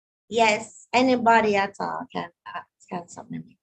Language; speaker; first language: English; native; English